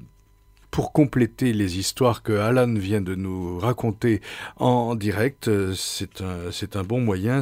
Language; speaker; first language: French; native; French